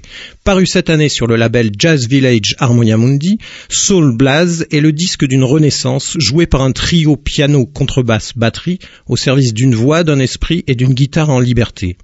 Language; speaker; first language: French; native; French